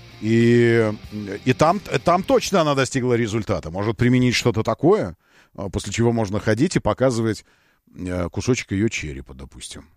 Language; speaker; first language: Russian; native; Russian